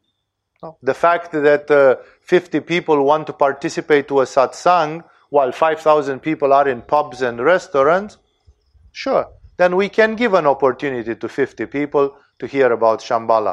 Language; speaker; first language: English; non-native, fluent; Romanian